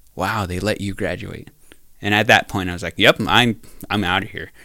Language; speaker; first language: English; native; English